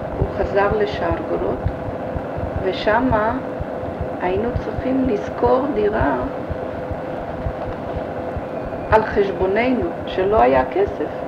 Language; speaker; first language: Hebrew; early bilingual, other home language; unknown